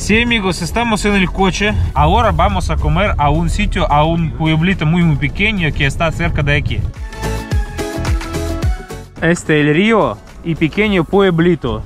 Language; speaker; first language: Spanish; non-native, fluent; Russian